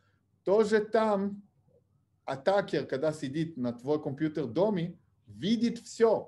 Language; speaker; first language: Russian; early bilingual, heritage; Russian